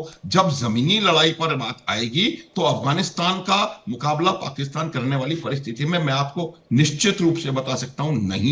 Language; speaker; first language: Hindi; native; Hindi